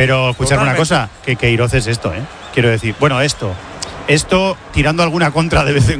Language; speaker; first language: Spanish; native; Spanish